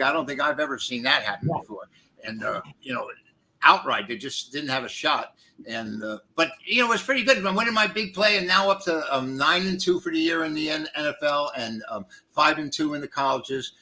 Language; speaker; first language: English; native; English